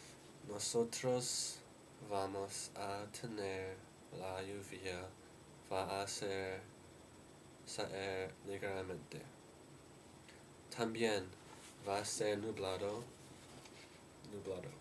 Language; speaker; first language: Spanish; non-native, learner; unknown